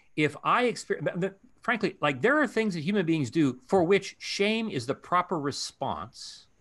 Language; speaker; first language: English; native; English